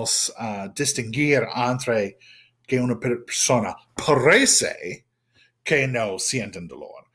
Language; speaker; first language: Spanish; non-native, fluent; English